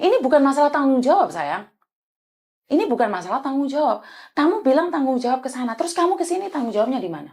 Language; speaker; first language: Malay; non-native, local second language; Javanese